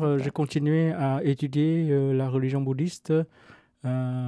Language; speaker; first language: French; non-native, fluent; Vietnamese